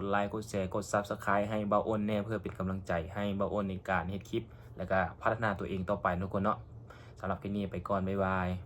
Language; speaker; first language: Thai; non-native, local second language; Northeastern Thai